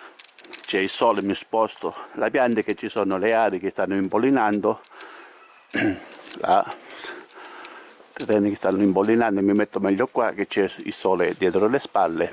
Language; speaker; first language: Italian; native; Italian